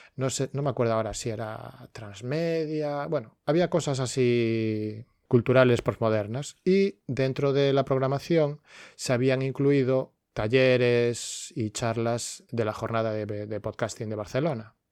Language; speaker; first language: Spanish; non-native, local second language; Galician